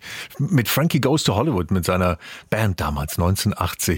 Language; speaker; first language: German; native; German